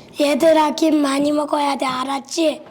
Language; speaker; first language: Korean; early bilingual, other home language; Mongolian